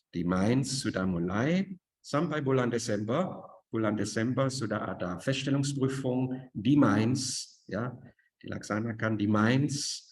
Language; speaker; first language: Indonesian; non-native, fluent; German